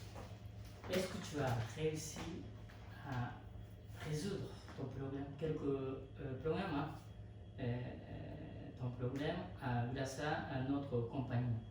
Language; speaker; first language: French; non-native, fluent; Japanese